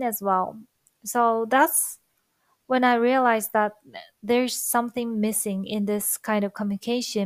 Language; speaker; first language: English; non-native, fluent; Japanese